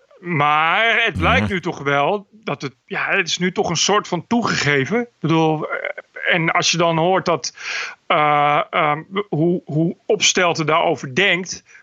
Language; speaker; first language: Dutch; native; Dutch